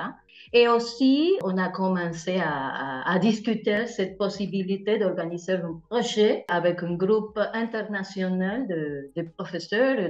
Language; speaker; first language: French; non-native, fluent; Spanish